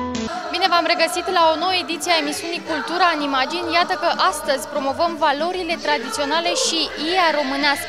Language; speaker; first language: Romanian; native; Romanian